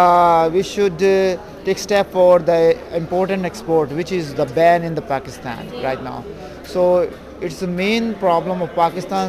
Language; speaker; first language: English; non-native, local second language; Urdu